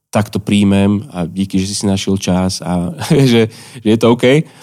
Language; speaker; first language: Slovak; native; Slovak